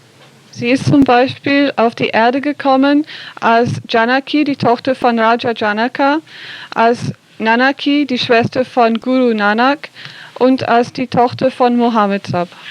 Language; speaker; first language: German; non-native, fluent; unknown